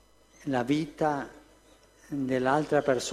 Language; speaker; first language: Italian; non-native, fluent; Spanish